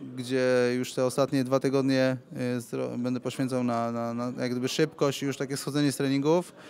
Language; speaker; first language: Polish; native; Polish